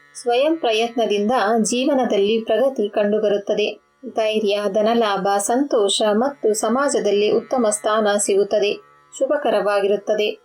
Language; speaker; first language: Kannada; native; Kannada